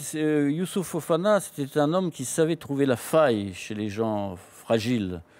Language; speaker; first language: French; native; French